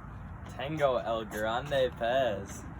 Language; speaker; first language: Spanish; non-native, learner; English